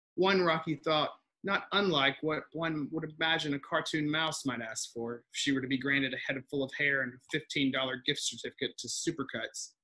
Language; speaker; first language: English; native; English